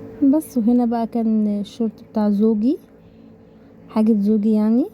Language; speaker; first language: Arabic; native; Arabic